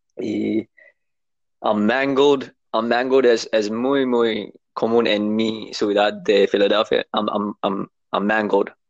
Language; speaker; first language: Spanish; non-native, learner; English